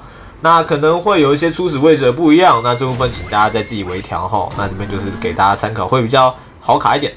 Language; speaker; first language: Chinese; native; Chinese